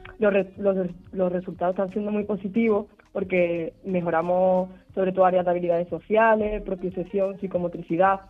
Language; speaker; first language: Spanish; native; Spanish